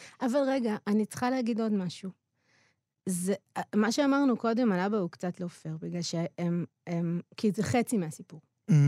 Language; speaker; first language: Hebrew; native; Hebrew